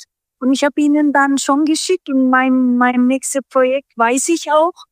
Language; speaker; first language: German; non-native, fluent; Turkish